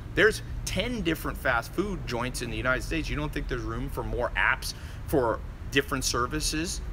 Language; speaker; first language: English; native; English